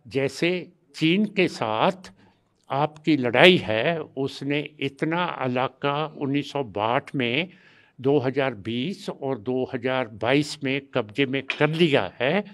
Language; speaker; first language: Hindi; non-native, local second language; Punjabi